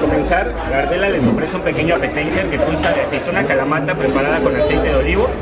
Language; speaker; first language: Spanish; native; Spanish